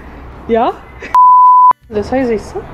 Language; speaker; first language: Korean; non-native, fluent; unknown